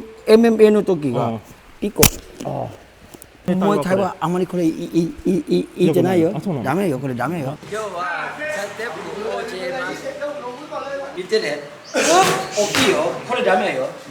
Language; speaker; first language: Japanese; non-native, learner; Thai